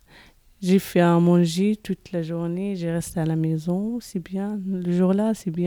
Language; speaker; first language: French; non-native, learner; Arabic